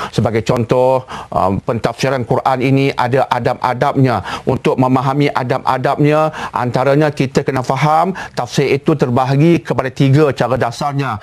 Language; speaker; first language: Malay; native; Malay